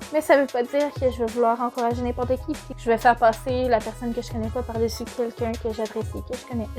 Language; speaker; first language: French; native; French